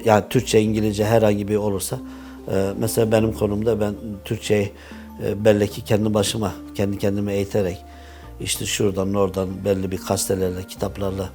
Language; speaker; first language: Turkish; early bilingual, heritage; Turkish